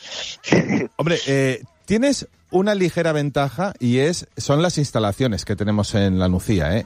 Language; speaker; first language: Spanish; native; Spanish